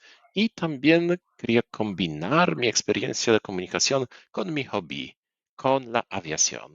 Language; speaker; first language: Spanish; non-native, fluent; Polish